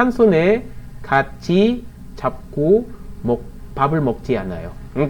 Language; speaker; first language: Korean; non-native, learner; Filipino